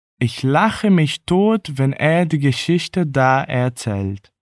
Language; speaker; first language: German; non-native, fluent; Portuguese